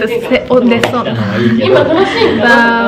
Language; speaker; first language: French; non-native, learner; Japanese